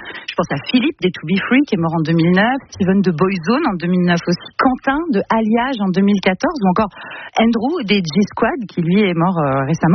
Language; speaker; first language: French; native; French